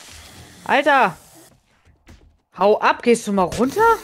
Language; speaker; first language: German; native; German